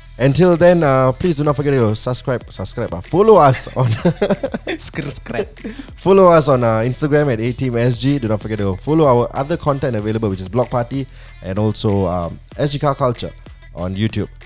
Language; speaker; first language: English; non-native, local second language; Tamil